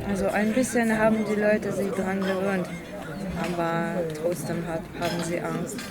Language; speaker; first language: German; non-native, learner; Ukrainian